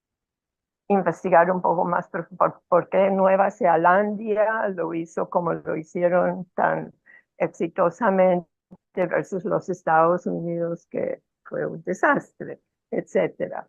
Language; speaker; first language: Spanish; non-native, fluent; English